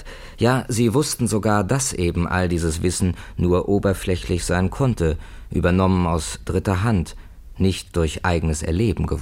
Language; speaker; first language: German; native; German